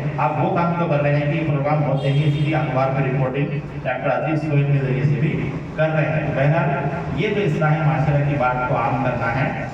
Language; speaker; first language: Urdu; native; Urdu